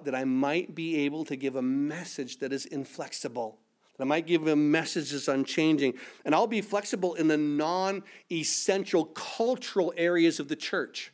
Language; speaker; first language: English; native; English